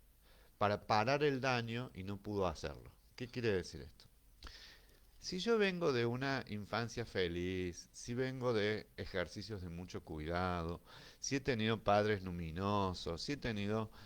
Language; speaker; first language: Spanish; native; Spanish